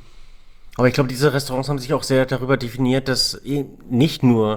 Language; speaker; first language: German; native; German